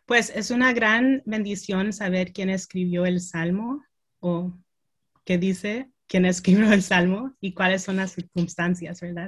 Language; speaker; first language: Spanish; early bilingual, heritage; Spanish